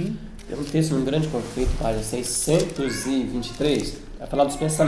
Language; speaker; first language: Portuguese; native; Portuguese